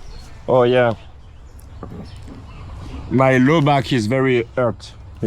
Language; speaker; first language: English; non-native, learner; French